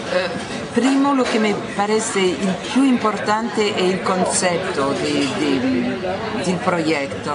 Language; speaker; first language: Italian; non-native, learner; French